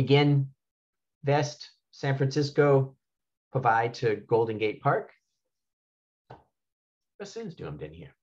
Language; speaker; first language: Danish; non-native, fluent; English